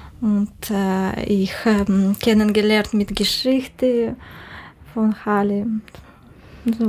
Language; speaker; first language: German; non-native, learner; Russian